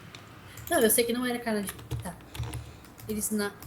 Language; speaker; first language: Portuguese; native; Portuguese